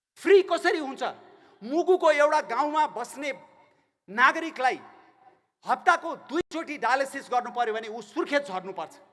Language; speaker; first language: Nepali; native; Nepali